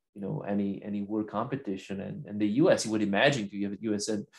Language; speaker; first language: English; non-native, fluent; Italian